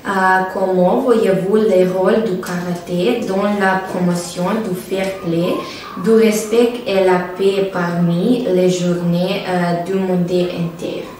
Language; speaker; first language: French; non-native, learner; Serbian